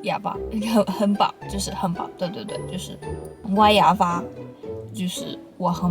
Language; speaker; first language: Chinese; early bilingual, heritage; Chinese